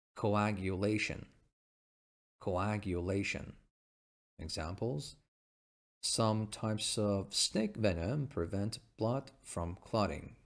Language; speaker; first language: English; non-native, fluent; Persian